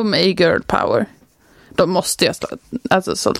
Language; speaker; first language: Swedish; native; Swedish